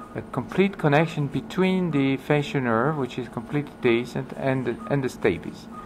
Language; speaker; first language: English; non-native, fluent; French